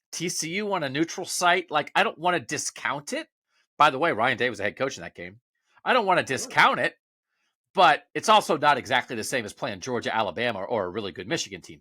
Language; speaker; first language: English; native; English